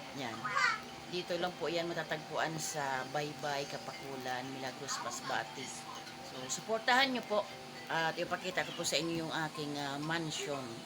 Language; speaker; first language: Filipino; non-native, local second language; Masbatenyo